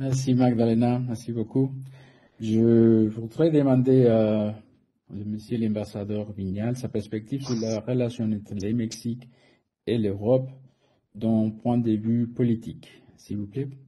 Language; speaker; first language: French; non-native, fluent; Spanish